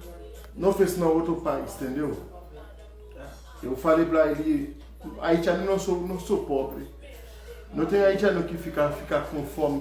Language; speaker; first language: Portuguese; non-native, learner; Haitian Creole